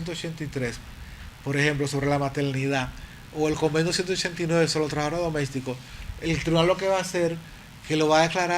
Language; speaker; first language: Spanish; native; Spanish